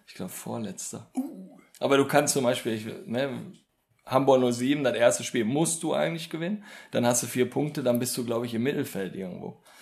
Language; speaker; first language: German; native; German